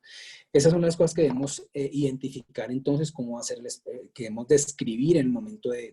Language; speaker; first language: Spanish; native; Spanish